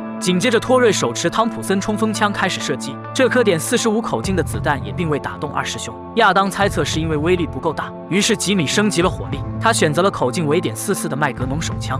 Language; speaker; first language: Chinese; native; Chinese